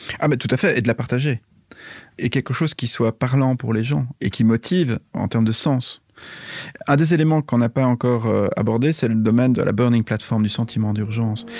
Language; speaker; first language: French; native; French